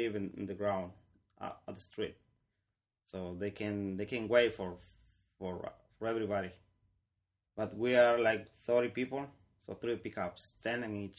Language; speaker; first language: English; non-native, learner; Spanish